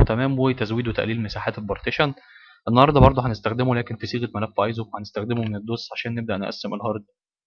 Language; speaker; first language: Arabic; native; Arabic